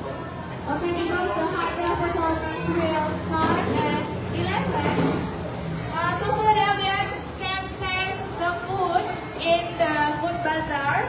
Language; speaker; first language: English; non-native, fluent; Indonesian